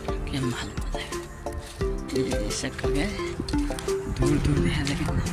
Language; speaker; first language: Hindi; non-native, learner; Nepali